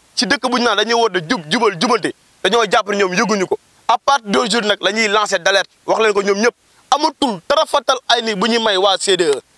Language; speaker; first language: Wolof; native; Wolof